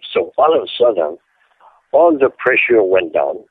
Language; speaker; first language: English; non-native, fluent; French